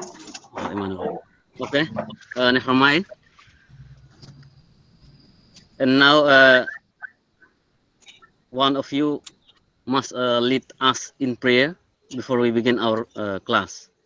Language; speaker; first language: English; non-native, learner; Indonesian